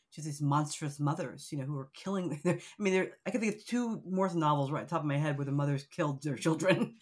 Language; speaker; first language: English; native; English